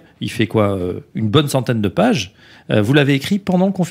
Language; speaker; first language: French; native; French